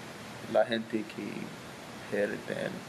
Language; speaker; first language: Spanish; non-native, learner; English